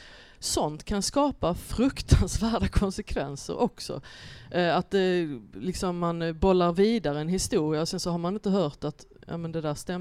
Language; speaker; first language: Swedish; native; Swedish